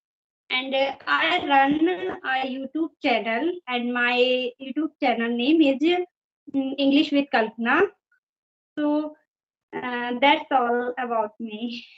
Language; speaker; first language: English; non-native, fluent; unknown